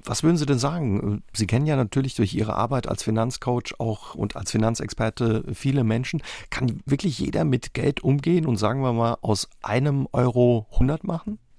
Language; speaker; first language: German; native; German